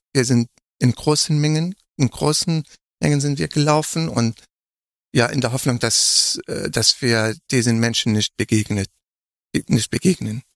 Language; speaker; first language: German; non-native, fluent; Arabic